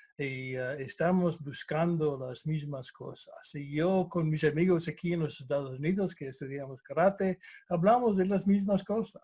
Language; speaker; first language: Spanish; non-native, fluent; English